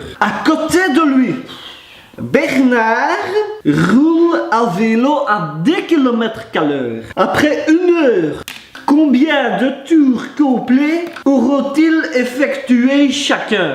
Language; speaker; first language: French; native; French